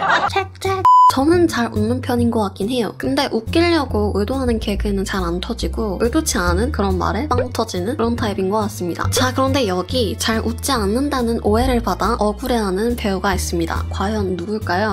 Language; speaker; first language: Korean; native; Korean